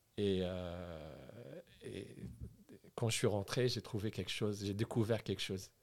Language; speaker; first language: French; non-native, local second language; Arabic